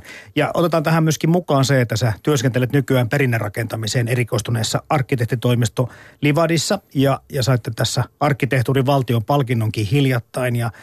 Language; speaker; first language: Finnish; native; Finnish